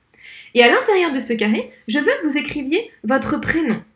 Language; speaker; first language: French; native; French